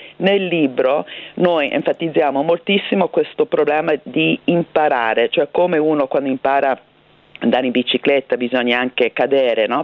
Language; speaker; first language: Italian; early bilingual, heritage; Italian